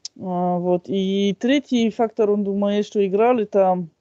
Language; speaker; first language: Russian; non-native, fluent; French